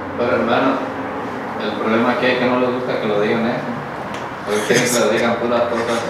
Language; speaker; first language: Spanish; native; Spanish